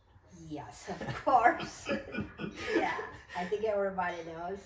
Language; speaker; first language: English; non-native, learner; Russian